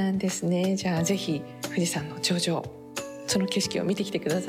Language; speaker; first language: Japanese; native; Japanese